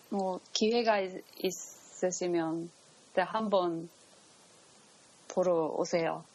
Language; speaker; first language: Korean; non-native, learner; Japanese